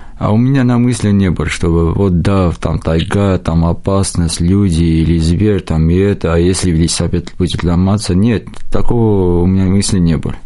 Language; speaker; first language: Russian; non-native, local second language; Armenian